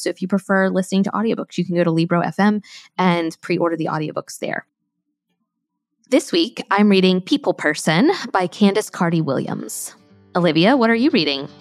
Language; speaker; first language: English; native; English